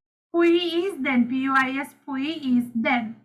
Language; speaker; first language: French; non-native, fluent; Sinhala